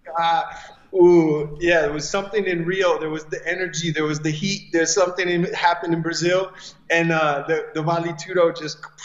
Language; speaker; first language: English; early bilingual, other home language; Portuguese